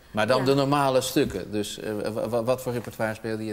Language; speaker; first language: Dutch; native; Dutch